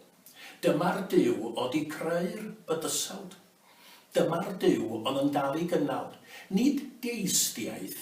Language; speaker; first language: Welsh; native; Welsh